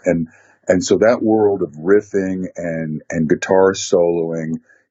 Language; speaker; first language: English; native; English